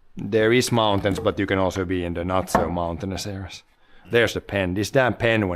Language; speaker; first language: English; non-native, fluent; Swedish